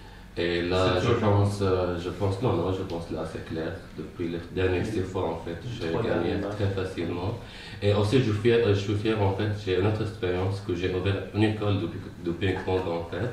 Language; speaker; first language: French; non-native, fluent; Arabic